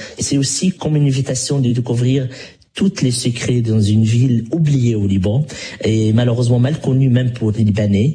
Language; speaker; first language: French; non-native, local second language; Arabic